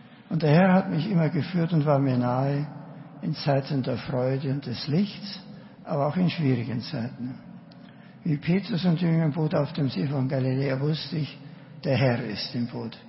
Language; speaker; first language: German; native; German